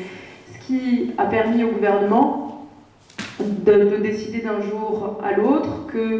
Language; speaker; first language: French; native; French